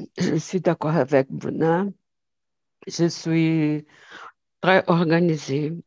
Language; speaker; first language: French; non-native, learner; Portuguese